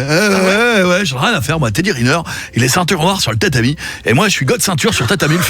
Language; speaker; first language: French; native; French